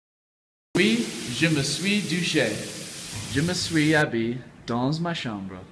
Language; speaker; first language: French; non-native, learner; English